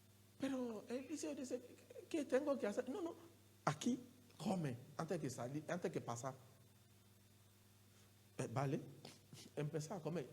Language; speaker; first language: Spanish; non-native, learner; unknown